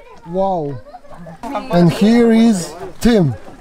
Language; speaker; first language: English; non-native, fluent; Serbian